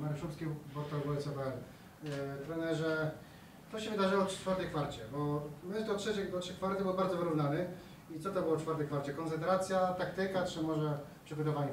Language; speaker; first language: Polish; native; Polish